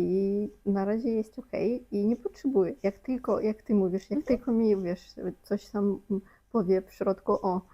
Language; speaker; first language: Polish; non-native, fluent; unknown